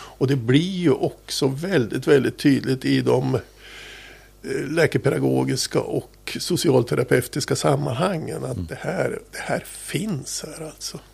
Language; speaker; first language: Swedish; native; Swedish